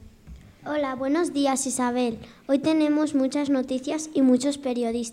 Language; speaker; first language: Spanish; native; Spanish